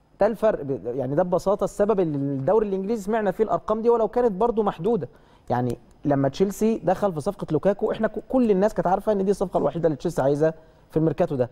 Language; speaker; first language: Egyptian Arabic; native; Egyptian Arabic